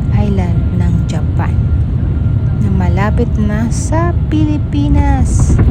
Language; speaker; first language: Filipino; non-native, local second language; Cebuano